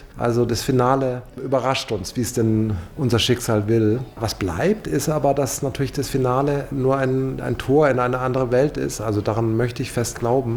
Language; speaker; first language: German; native; German